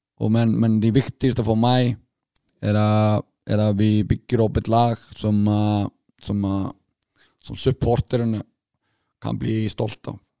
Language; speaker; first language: Norwegian; non-native, fluent; Icelandic